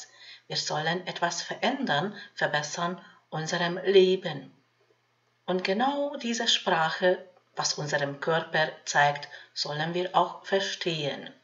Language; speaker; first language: German; non-native, fluent; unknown